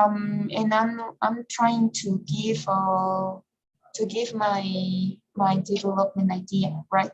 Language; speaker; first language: English; non-native, fluent; Spanish